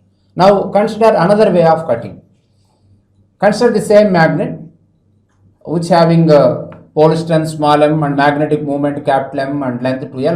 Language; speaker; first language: English; non-native, local second language; Telugu